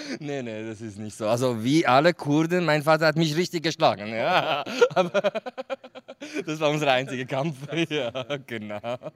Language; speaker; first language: German; non-native, fluent; Kurdish